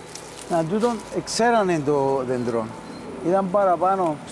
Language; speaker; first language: Greek; early bilingual, heritage; Greek